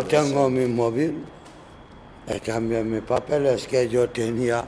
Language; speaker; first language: Spanish; non-native, learner; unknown